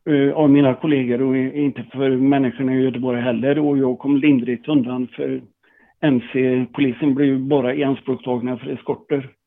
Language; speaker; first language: Swedish; native; Swedish